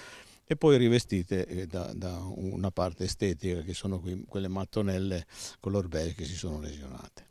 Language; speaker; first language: Italian; native; Italian